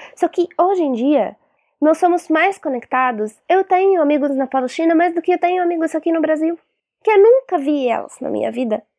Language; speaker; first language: Portuguese; non-native, fluent; Arabic